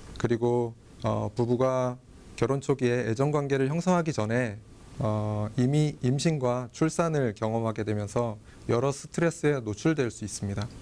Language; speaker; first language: Korean; native; Korean